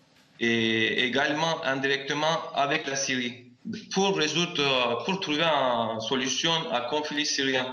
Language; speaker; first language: French; non-native, fluent; Turkish